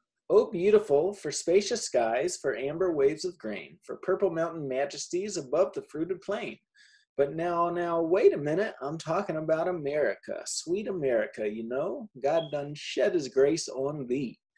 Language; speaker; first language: English; native; English